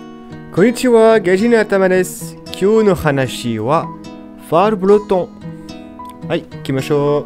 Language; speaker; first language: Japanese; non-native, learner; French